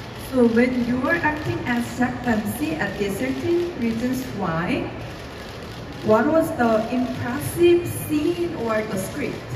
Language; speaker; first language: English; non-native, fluent; Korean